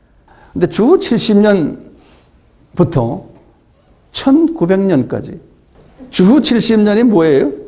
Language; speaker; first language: Korean; native; Korean